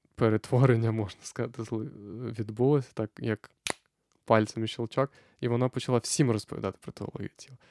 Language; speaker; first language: Ukrainian; non-native, fluent; Lithuanian